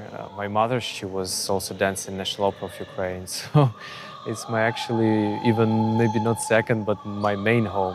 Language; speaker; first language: English; non-native, fluent; Ukrainian